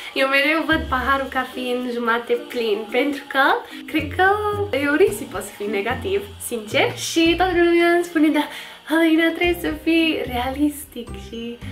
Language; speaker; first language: Romanian; non-native, fluent; English